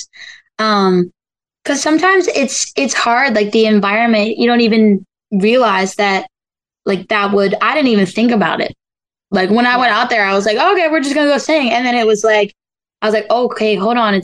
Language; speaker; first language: English; native; English